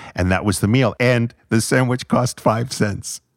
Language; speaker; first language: English; native; English